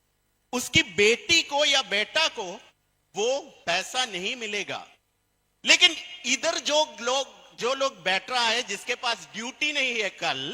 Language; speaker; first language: Hindi; non-native, learner; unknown